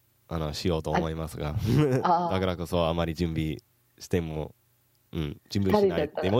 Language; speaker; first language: Japanese; non-native, learner; English